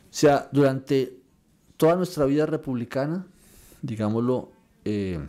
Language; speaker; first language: Spanish; native; Spanish